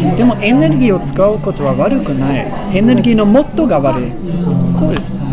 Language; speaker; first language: Japanese; non-native, fluent; Swedish